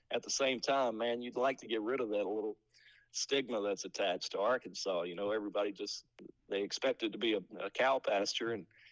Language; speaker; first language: English; native; English